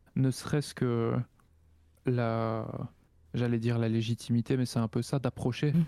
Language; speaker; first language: French; native; French